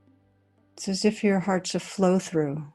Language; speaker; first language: English; native; English